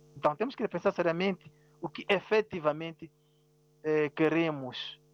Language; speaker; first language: Portuguese; non-native, local second language; Tsonga